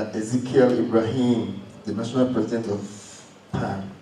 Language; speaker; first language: English; non-native, local second language; Yoruba